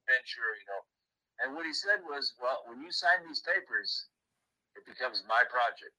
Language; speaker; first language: English; native; English